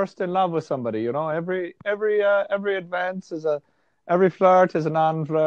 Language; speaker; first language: English; native; English